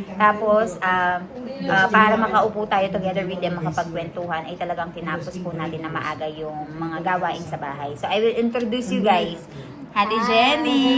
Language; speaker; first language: Filipino; native; Filipino